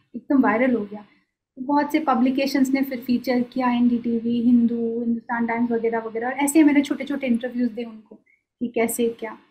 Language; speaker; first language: Hindi; non-native, local second language; Bangla